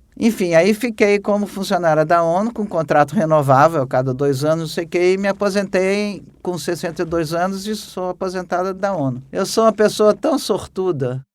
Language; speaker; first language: Portuguese; native; Portuguese